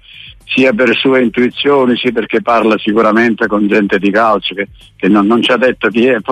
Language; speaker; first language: Italian; native; Italian